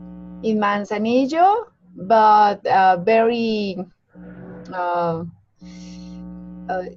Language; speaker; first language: English; non-native, learner; Spanish